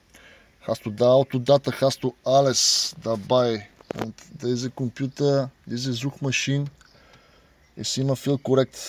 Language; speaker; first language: German; non-native, learner; Bulgarian